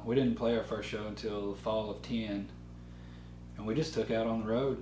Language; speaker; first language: English; native; English